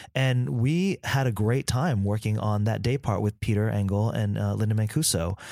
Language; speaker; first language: English; early bilingual, other home language; Vietnamese